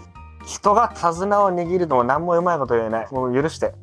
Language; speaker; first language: Japanese; native; Japanese